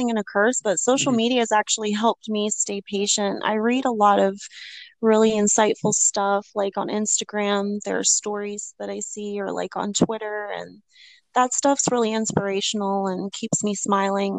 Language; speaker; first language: English; native; English